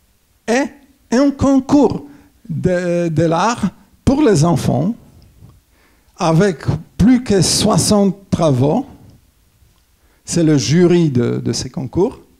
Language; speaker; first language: French; non-native, fluent; Polish